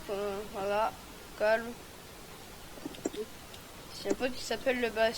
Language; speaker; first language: French; native; French